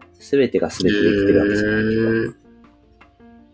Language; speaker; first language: Japanese; native; Japanese